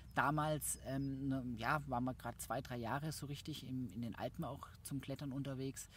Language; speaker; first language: German; native; German